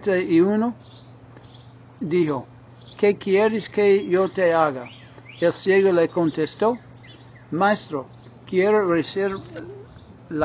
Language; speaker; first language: Spanish; non-native, fluent; English